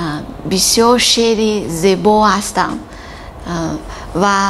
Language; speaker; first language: Persian; non-native, learner; Chinese